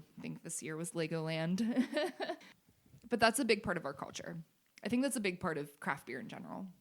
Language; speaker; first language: English; native; English